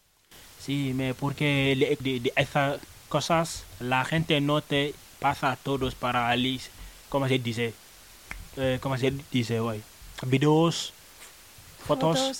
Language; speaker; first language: Spanish; non-native, learner; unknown